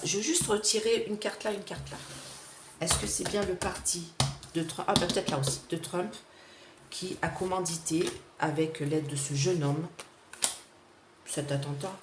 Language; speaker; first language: French; native; French